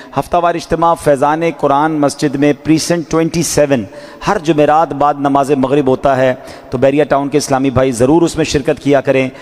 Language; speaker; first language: Urdu; native; Urdu